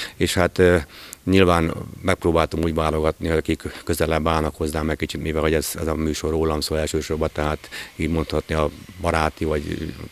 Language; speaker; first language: Hungarian; native; Hungarian